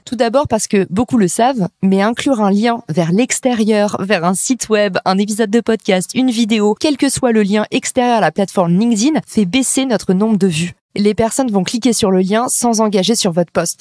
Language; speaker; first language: French; native; French